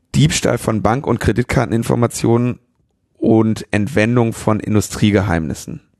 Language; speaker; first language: German; native; German